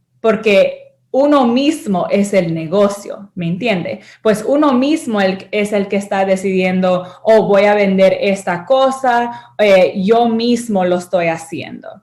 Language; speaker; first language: Spanish; early bilingual, heritage; Spanish